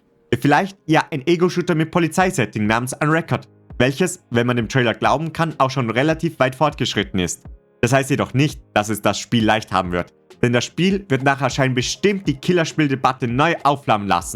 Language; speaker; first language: German; native; German